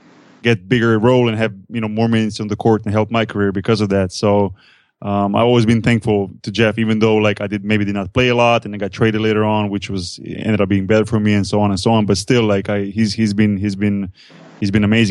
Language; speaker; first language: English; non-native, fluent; Slovenian